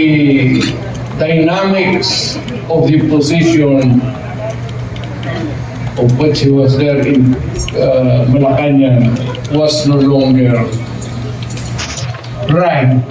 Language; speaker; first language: English; non-native, local second language; Cebuano